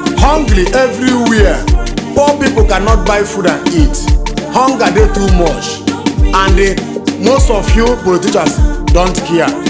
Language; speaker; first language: Nigerian Pidgin; native; Nigerian Pidgin